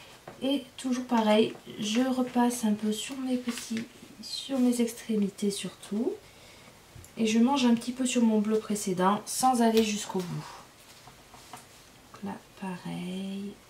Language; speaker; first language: French; native; French